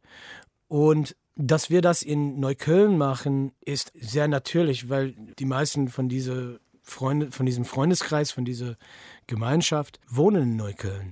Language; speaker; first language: German; non-native, fluent; English